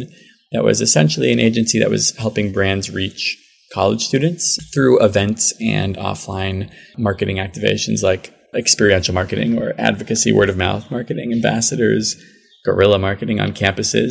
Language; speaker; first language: English; native; English